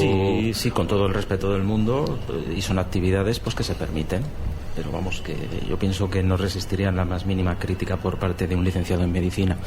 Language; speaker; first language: Spanish; native; Spanish